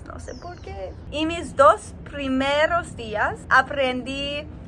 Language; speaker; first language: Spanish; non-native, learner; English